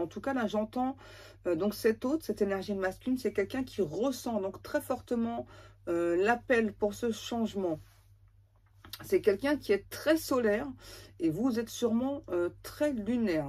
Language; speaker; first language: French; native; French